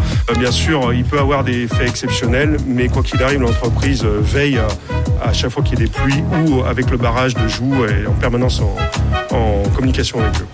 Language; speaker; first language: French; native; French